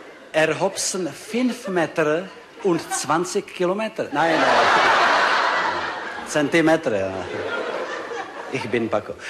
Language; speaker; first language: German; non-native, learner; Czech